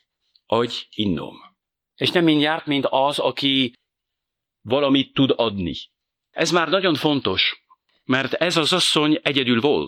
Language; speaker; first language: Hungarian; non-native, fluent; French